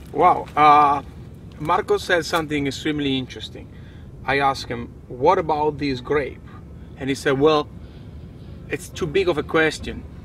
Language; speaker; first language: English; non-native, fluent; Italian